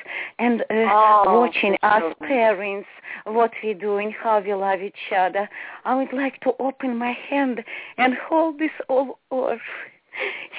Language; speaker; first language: English; non-native, learner; Ukrainian